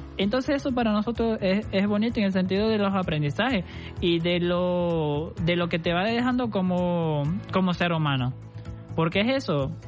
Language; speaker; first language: Spanish; non-native, fluent; Portuguese